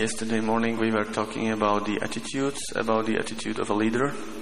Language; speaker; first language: English; non-native, fluent; Czech